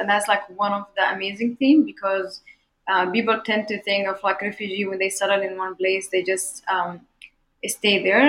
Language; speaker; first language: English; non-native, fluent; Arabic